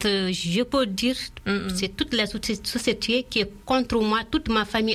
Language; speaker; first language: French; non-native, local second language; Fula